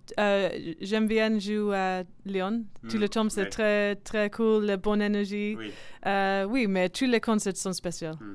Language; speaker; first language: French; non-native, learner; English